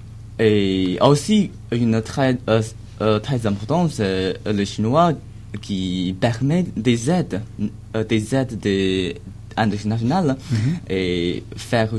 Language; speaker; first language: French; non-native, learner; Chinese